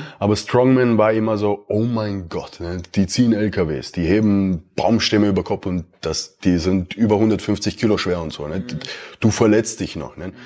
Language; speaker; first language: German; early bilingual, other home language; Romanian